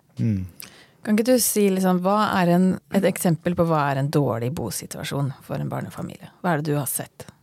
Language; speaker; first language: Norwegian; native; Norwegian